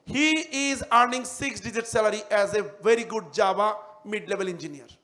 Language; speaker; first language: English; non-native, local second language; Bangla